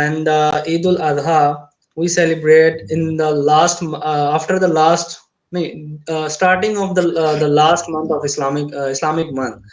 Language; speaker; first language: English; non-native, learner; Urdu